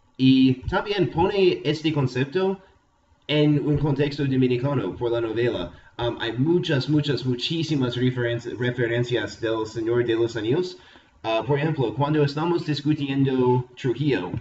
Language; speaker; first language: Spanish; non-native, fluent; English